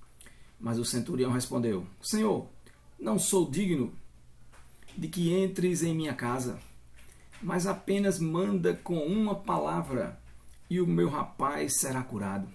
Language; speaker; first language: Portuguese; native; Portuguese